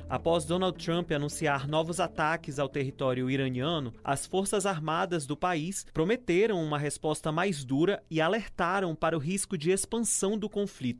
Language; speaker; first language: Portuguese; native; Portuguese